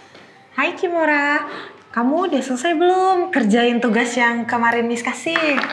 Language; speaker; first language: Indonesian; native; Indonesian